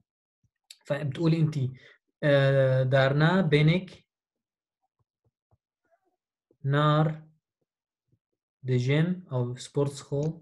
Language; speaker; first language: Dutch; non-native, fluent; Arabic